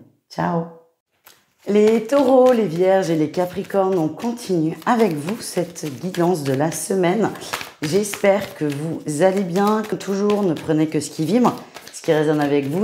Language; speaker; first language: French; native; French